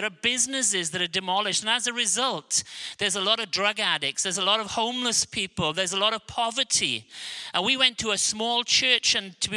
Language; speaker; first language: English; native; English